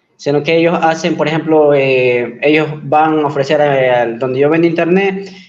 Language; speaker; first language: Spanish; native; Spanish